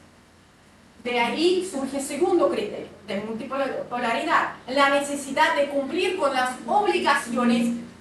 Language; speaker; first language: Spanish; non-native, fluent; Russian